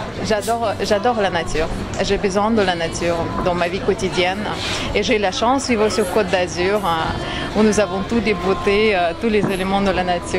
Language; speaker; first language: French; non-native, fluent; Russian